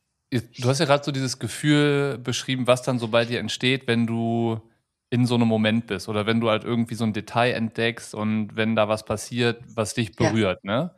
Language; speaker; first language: German; native; German